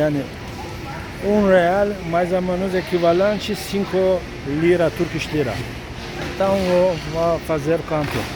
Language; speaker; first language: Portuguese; non-native, learner; Turkish